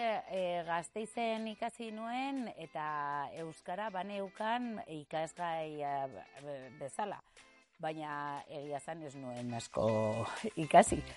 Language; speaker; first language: Basque; non-native, local second language; Spanish